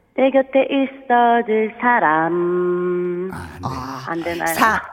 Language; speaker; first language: Korean; native; Korean